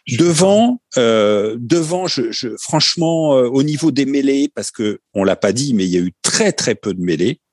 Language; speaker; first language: French; native; French